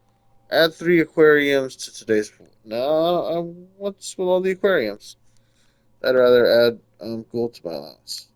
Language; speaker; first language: English; native; English